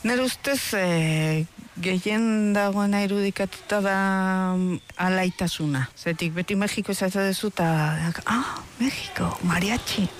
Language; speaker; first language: Basque; early bilingual, heritage; Spanish